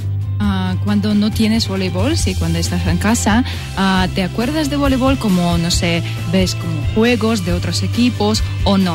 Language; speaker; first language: Spanish; non-native, learner; Russian